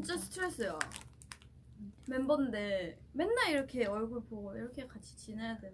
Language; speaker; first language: Korean; non-native, fluent; Thai